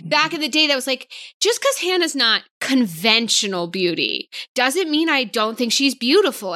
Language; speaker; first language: English; native; English